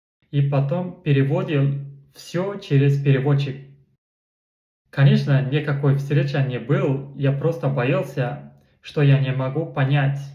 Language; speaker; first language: Russian; non-native, learner; Kazakh